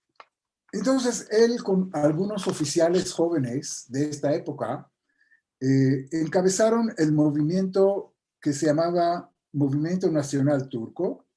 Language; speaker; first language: Spanish; non-native, fluent; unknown